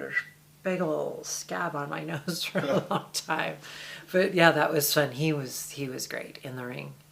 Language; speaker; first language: English; native; English